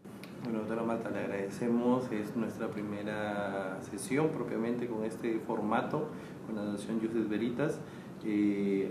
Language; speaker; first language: Spanish; native; Spanish